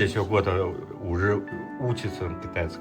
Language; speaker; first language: Russian; non-native, learner; Chinese